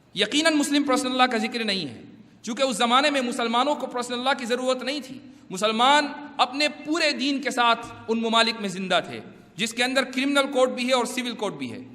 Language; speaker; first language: Urdu; native; Urdu